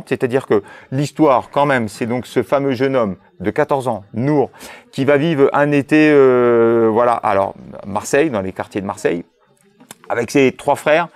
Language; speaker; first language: French; native; French